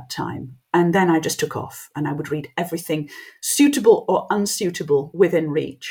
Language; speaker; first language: English; non-native, local second language; French